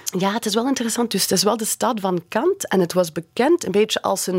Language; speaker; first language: Dutch; non-native, fluent; English